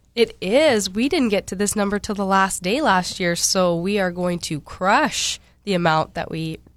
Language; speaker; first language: English; native; English